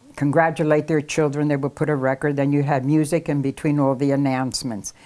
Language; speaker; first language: English; native; English